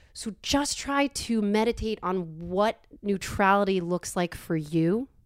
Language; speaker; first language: English; native; English